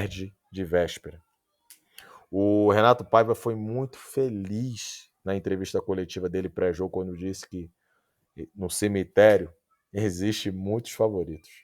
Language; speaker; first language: Portuguese; native; Portuguese